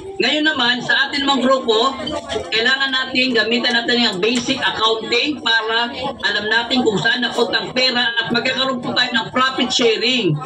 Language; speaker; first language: Filipino; non-native, local second language; Waray